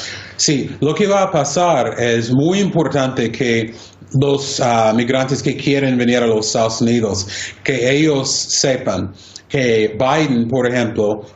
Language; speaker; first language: Spanish; non-native, fluent; English